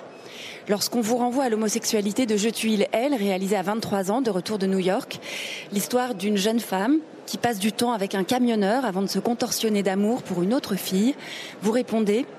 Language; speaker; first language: French; native; French